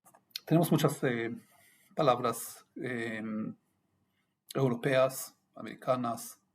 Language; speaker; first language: Spanish; non-native, fluent; Hebrew